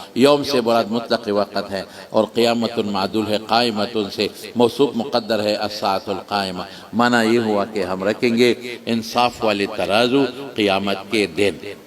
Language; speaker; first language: Urdu; non-native, local second language; Pashto